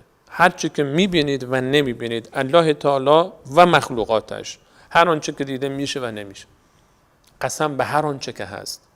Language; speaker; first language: Persian; native; Persian